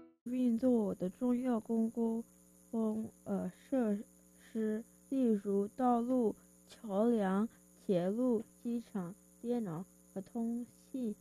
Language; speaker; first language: Chinese; early bilingual, heritage; Chinese